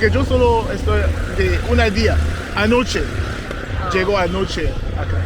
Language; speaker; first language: Spanish; non-native, learner; English